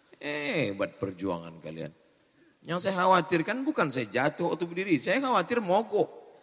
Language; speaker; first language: Indonesian; native; Indonesian